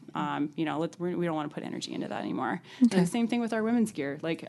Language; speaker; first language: English; native; English